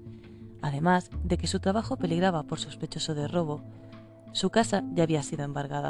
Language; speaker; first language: Spanish; native; Spanish